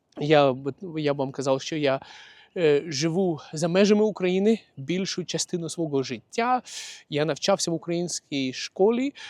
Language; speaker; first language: Ukrainian; non-native, local second language; Russian